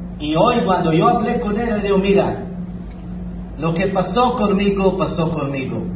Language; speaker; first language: Spanish; non-native, fluent; Hebrew